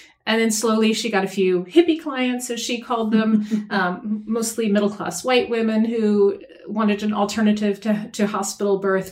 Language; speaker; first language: English; native; English